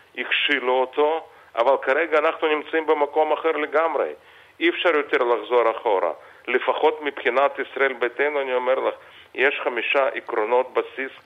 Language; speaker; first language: Hebrew; non-native, fluent; Russian